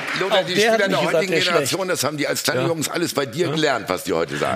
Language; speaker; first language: German; native; German